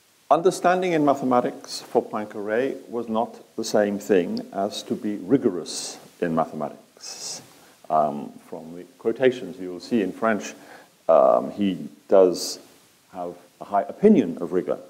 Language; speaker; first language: English; native; English